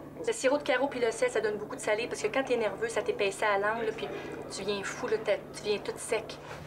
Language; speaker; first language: French; native; French